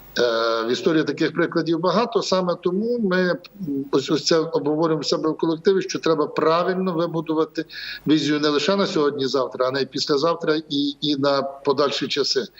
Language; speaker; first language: Ukrainian; native; Ukrainian